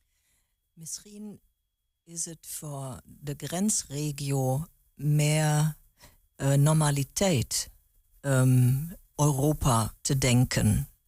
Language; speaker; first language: Dutch; non-native, learner; German